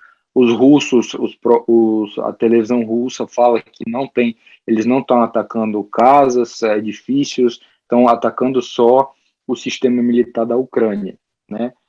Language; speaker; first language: Portuguese; early bilingual, heritage; Portuguese